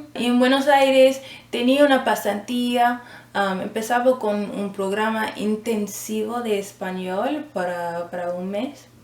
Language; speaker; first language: Spanish; non-native, fluent; English